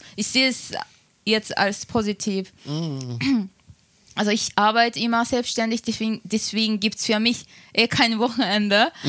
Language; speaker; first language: German; non-native, fluent; Japanese